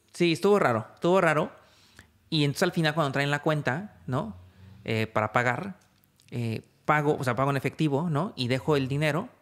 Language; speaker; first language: Spanish; native; Spanish